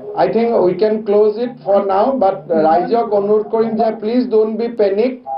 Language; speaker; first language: English; non-native, local second language; Assamese